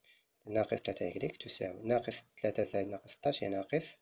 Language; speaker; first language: Arabic; native; Arabic